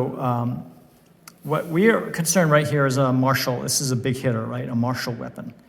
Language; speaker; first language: English; native; English